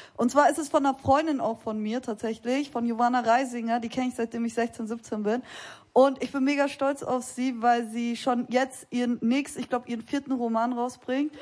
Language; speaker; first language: German; early bilingual, other home language; Kurdish